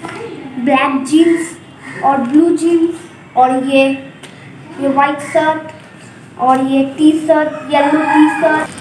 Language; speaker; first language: Hindi; native; Hindi